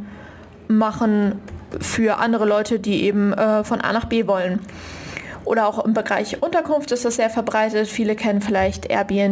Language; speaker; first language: German; native; German